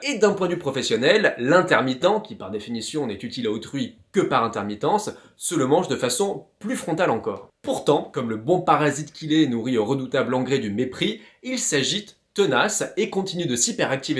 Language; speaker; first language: French; native; French